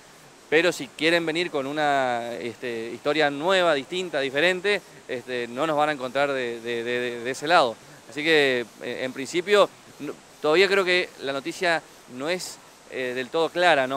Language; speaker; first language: Spanish; native; Spanish